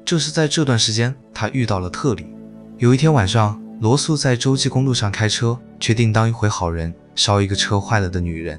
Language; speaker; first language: Chinese; native; Chinese